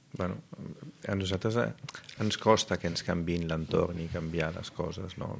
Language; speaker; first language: Catalan; non-native, fluent; Italian